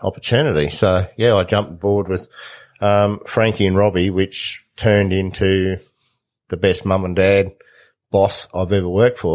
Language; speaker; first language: English; native; English